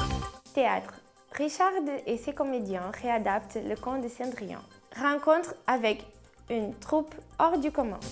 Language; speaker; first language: French; non-native, learner; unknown